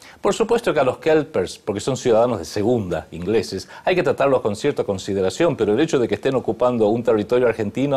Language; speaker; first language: Spanish; native; Spanish